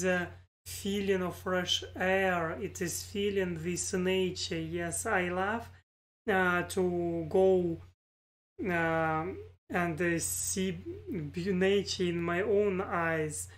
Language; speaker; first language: English; non-native, learner; Russian